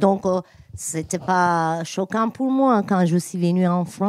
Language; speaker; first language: French; non-native, learner; Turkish